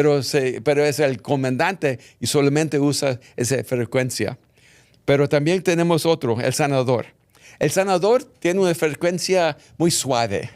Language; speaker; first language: Spanish; early bilingual, heritage; English